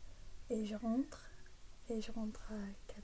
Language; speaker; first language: French; early bilingual, heritage; English